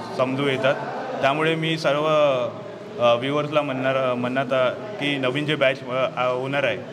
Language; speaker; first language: Hindi; non-native, local second language; Marathi